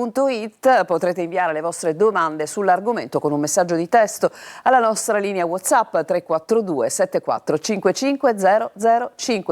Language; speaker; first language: Italian; native; Italian